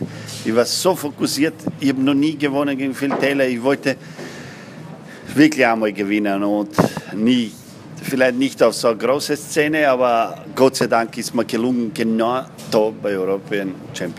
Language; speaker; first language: German; non-native, learner; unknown